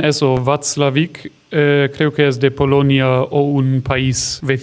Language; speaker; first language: Spanish; non-native, fluent; German